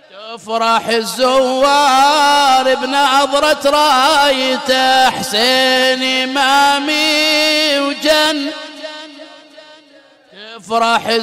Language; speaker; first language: Arabic; native; Arabic